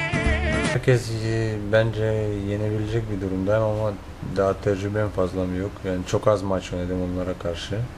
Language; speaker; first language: Turkish; non-native, fluent; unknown